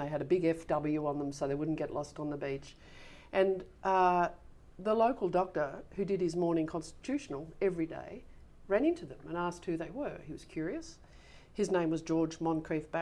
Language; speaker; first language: English; native; English